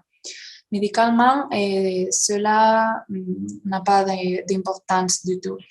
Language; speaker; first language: French; non-native, fluent; Spanish